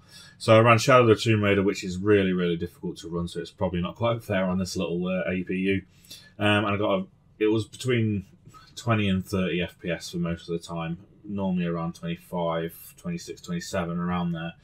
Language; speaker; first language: English; native; English